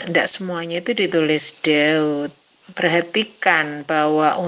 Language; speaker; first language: Indonesian; native; Indonesian